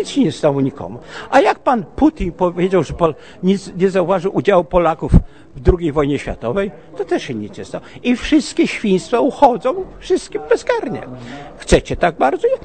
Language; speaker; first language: Polish; early bilingual, heritage; Polish